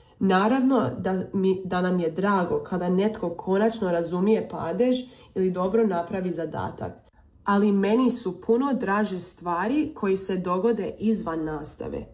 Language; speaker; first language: Serbian; early bilingual, heritage; Croatian